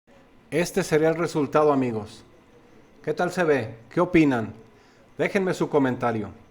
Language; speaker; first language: Spanish; native; Spanish